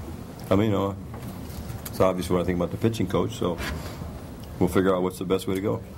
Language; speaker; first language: English; native; English